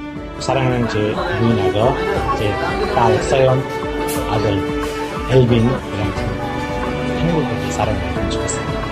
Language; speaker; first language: Korean; non-native, fluent; Nepali